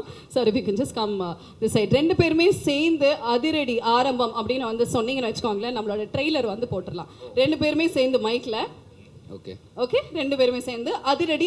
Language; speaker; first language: Tamil; native; Tamil